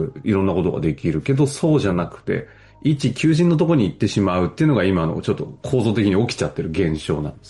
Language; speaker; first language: Japanese; native; Japanese